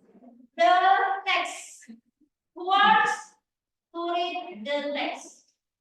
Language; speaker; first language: English; non-native, learner; Indonesian